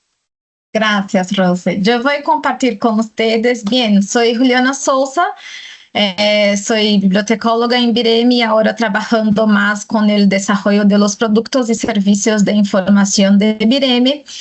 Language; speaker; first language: Spanish; non-native, fluent; Portuguese